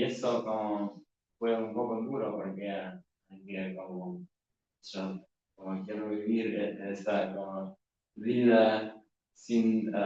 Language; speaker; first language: Spanish; non-native, learner; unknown